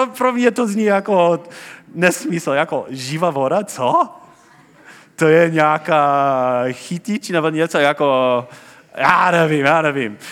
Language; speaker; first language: Czech; non-native, fluent; English